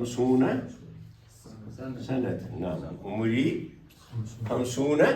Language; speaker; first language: Arabic; non-native, fluent; Kashmiri